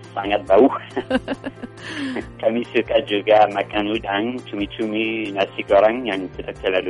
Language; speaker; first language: Indonesian; non-native, learner; English